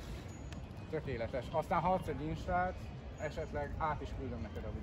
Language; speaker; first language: Hungarian; native; Hungarian